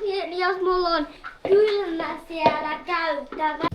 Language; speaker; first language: Finnish; early bilingual, other home language; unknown